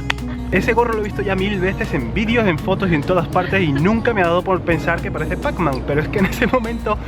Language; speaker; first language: Spanish; native; Spanish